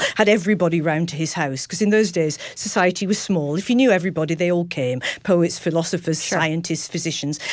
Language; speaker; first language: English; native; English